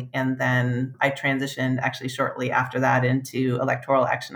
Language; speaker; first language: English; native; English